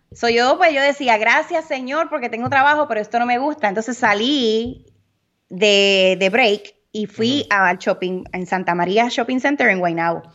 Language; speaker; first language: Spanish; early bilingual, heritage; Spanish